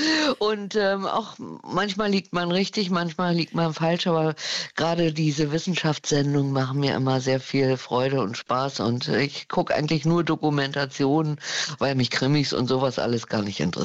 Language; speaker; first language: German; native; German